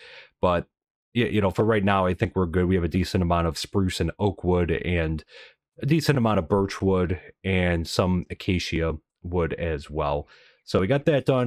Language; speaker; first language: English; native; English